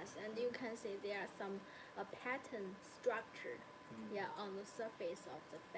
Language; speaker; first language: English; non-native, learner; Chinese